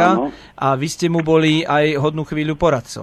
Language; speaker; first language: Slovak; native; Slovak